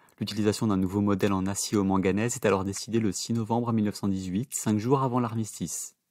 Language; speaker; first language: French; native; French